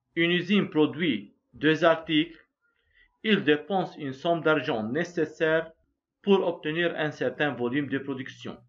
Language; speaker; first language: French; non-native, local second language; Arabic